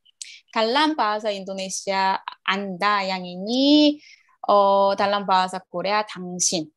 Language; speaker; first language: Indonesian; non-native, learner; Korean